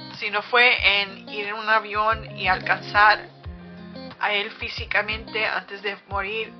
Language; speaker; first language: Spanish; early bilingual, other home language; English